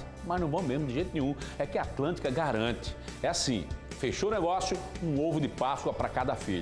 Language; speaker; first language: Portuguese; native; Portuguese